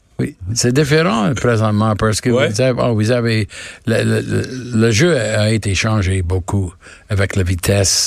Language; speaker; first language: French; non-native, learner; English